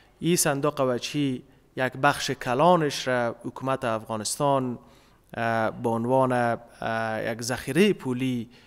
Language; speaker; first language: Persian; native; Persian